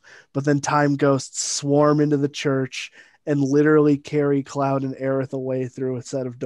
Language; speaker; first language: English; native; English